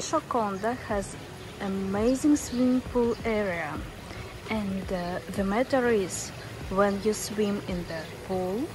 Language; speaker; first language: English; non-native, learner; Russian